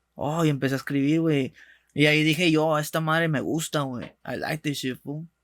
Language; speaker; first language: Spanish; early bilingual, heritage; Spanish